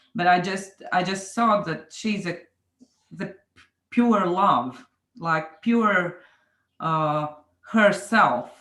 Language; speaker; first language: English; non-native, fluent; Latvian